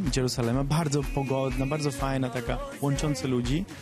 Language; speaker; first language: Polish; non-native, fluent; Italian